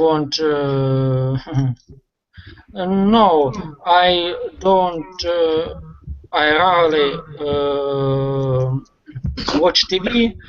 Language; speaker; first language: English; non-native, learner; Russian